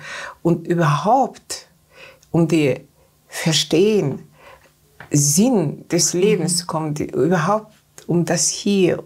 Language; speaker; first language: German; non-native, learner; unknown